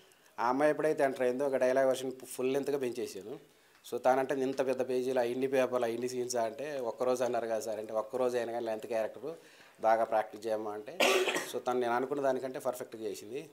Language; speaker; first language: Telugu; native; Telugu